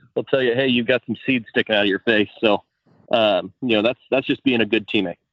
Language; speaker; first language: English; native; English